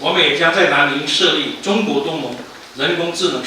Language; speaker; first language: Chinese; native; Chinese